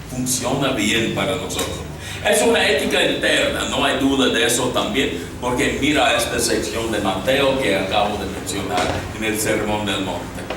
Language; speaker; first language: Spanish; non-native, fluent; English